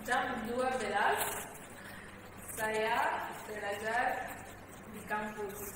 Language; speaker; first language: Indonesian; non-native, learner; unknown